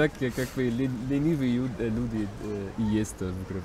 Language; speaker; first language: Russian; non-native, fluent; German